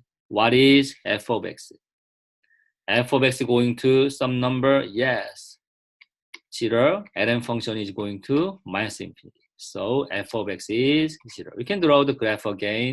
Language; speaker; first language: English; non-native, fluent; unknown